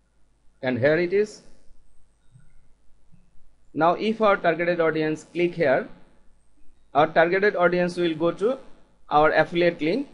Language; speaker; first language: English; non-native, local second language; Bangla